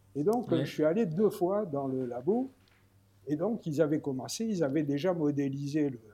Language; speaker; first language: French; native; French